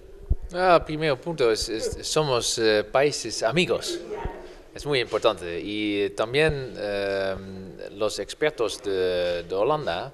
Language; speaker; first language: Spanish; non-native, fluent; Dutch